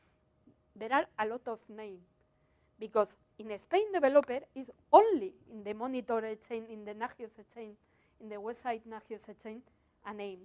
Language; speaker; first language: English; non-native, learner; Spanish